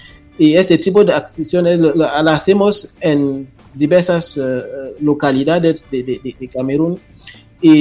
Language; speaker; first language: Spanish; non-native, fluent; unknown